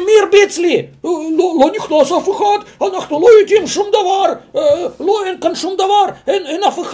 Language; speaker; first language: Hebrew; non-native, fluent; Russian